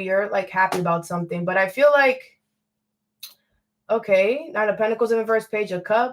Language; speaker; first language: English; native; English